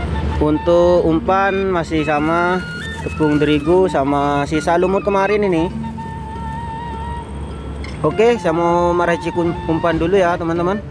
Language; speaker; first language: Indonesian; non-native, local second language; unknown